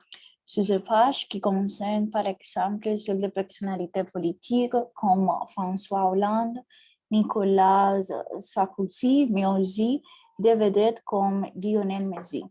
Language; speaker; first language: French; non-native, learner; Spanish